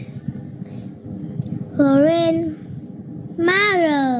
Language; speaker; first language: English; non-native, learner; Vietnamese